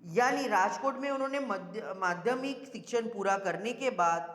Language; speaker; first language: Hindi; non-native, local second language; Gujarati